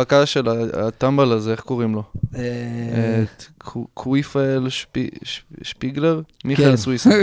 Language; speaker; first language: Hebrew; native; Hebrew